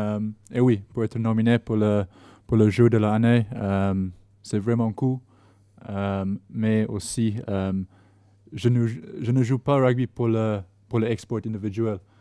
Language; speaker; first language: French; non-native, learner; English